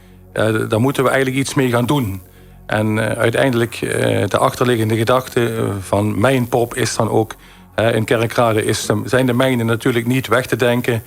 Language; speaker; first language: Dutch; native; Dutch